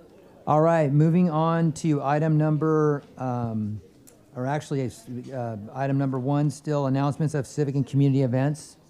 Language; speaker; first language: English; native; English